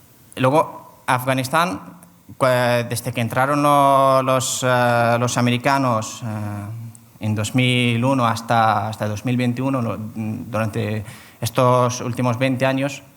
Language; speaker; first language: Spanish; non-native, fluent; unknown